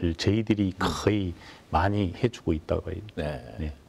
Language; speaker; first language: Korean; native; Korean